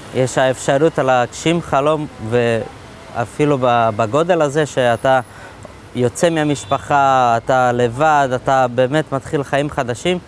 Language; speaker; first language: Hebrew; non-native, fluent; Portuguese